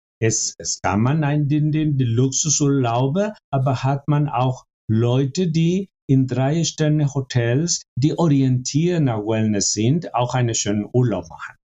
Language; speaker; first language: German; non-native, fluent; Spanish